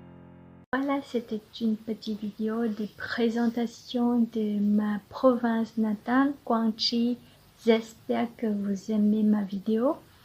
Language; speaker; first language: French; non-native, fluent; Vietnamese